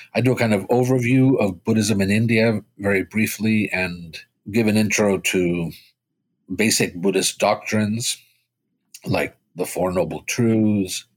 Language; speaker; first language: English; early bilingual, other home language; Spanish